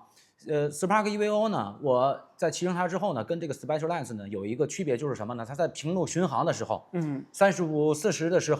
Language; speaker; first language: Chinese; native; Chinese